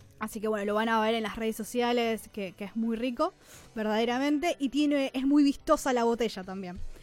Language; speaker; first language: Spanish; native; Spanish